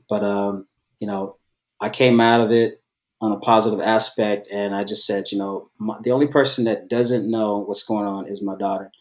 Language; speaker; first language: English; native; English